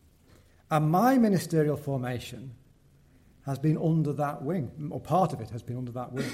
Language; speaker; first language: English; native; English